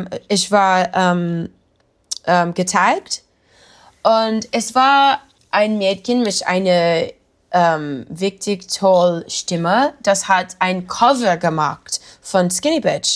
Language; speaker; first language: German; non-native, learner; English